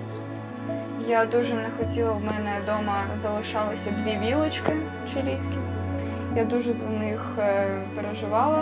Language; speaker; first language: Ukrainian; native; Ukrainian